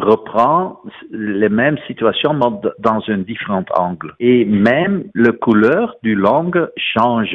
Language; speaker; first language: French; non-native, fluent; Dutch